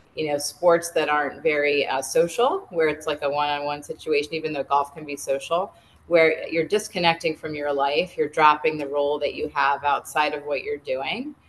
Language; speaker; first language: English; native; English